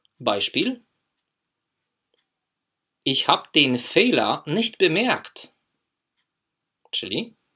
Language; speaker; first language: German; non-native, fluent; Polish